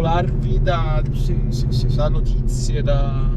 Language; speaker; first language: Italian; native; Italian